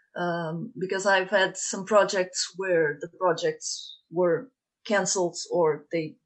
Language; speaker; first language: English; non-native, fluent; Portuguese